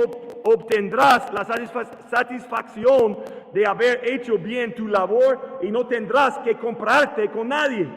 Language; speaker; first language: Spanish; non-native, learner; English